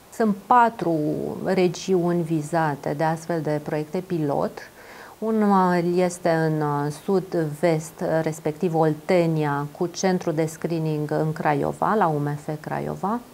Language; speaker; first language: Romanian; native; Romanian